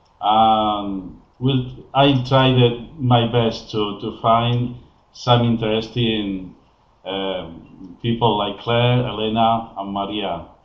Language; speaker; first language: English; non-native, learner; Spanish